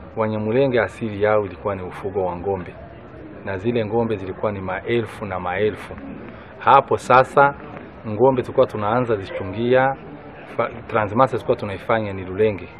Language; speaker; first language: Swahili; non-native, local second language; Kinyarwanda